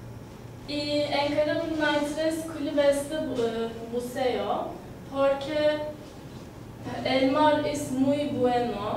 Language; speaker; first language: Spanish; non-native, learner; Turkish